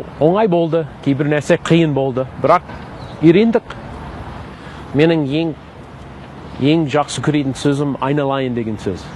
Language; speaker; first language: Kazakh; non-native, learner; English